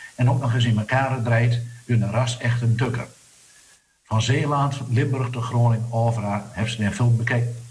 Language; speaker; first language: Dutch; non-native, local second language; Low German